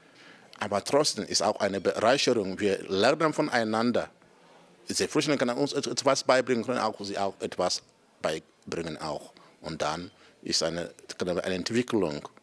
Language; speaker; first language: German; non-native, fluent; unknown